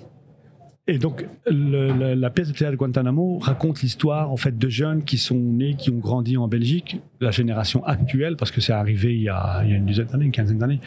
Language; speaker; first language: French; early bilingual, other home language; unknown